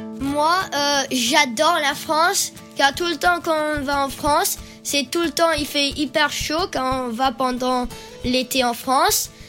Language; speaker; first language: French; early bilingual, heritage; French